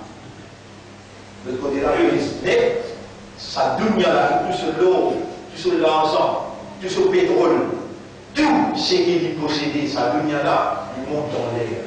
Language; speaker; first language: French; non-native, local second language; Morisyen